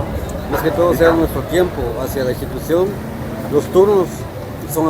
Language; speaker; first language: Spanish; native; Spanish